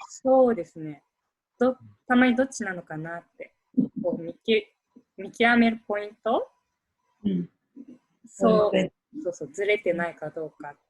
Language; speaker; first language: Japanese; native; Japanese